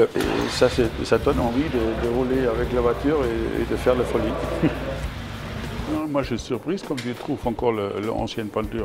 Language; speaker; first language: French; non-native, fluent; German